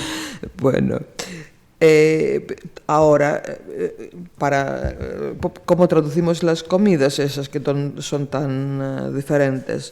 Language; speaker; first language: Spanish; non-native, fluent; Greek